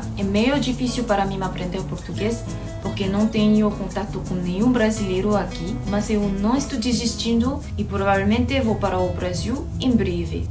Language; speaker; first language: Portuguese; non-native, learner; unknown